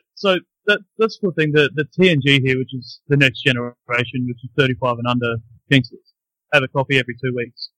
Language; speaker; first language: English; native; English